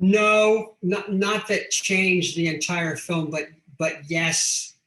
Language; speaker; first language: English; native; English